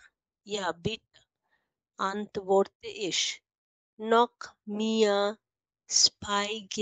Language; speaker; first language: German; non-native, learner; Bangla